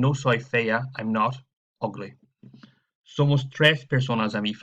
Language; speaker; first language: Spanish; non-native, fluent; English